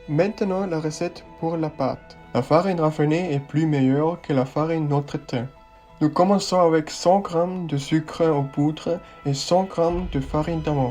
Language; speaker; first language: French; non-native, learner; Swiss German